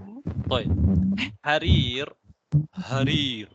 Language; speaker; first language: Arabic; non-native, fluent; Tamil